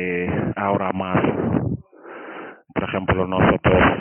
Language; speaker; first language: Spanish; non-native, fluent; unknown